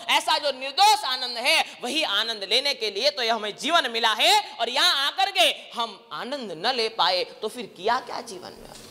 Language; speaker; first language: Hindi; non-native, local second language; Gujarati